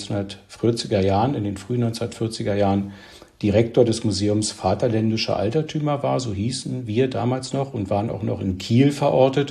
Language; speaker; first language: German; native; German